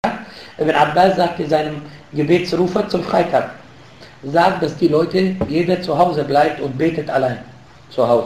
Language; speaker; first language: German; non-native, fluent; Arabic